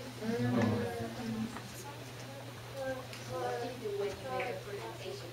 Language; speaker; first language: English; non-native, fluent; Japanese